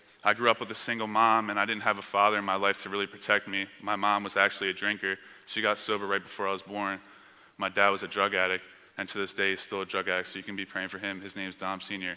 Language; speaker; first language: English; native; English